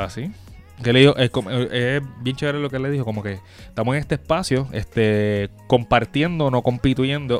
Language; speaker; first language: Spanish; native; Spanish